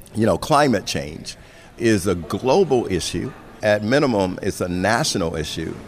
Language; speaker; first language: English; native; English